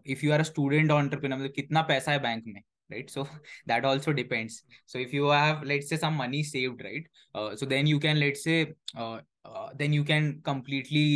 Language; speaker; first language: English; non-native, local second language; Hindi